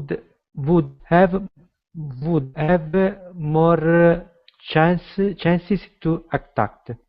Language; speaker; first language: English; non-native, learner; Italian